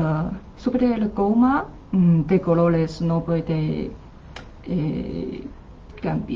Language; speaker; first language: Spanish; non-native, learner; Chinese